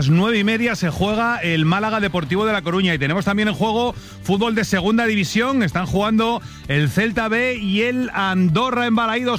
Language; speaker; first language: Spanish; native; Spanish